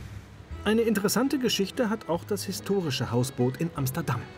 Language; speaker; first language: German; native; German